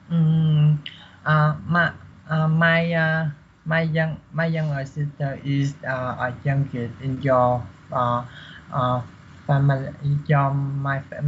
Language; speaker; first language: English; non-native, learner; Vietnamese